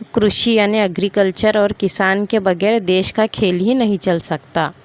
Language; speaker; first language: Hindi; non-native, local second language; Kannada